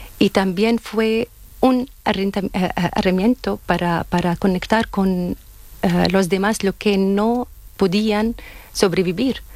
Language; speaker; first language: Spanish; non-native, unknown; Arabic